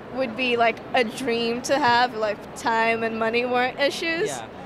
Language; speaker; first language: English; non-native, fluent; Portuguese